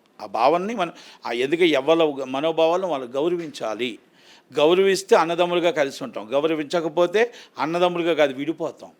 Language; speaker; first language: Telugu; native; Telugu